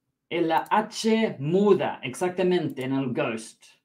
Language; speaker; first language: Spanish; non-native, fluent; English